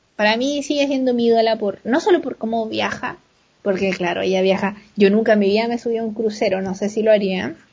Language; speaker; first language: Spanish; native; Spanish